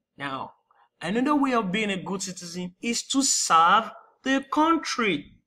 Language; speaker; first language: English; non-native, local second language; Yoruba